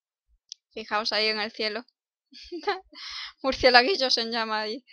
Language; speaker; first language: Spanish; native; Spanish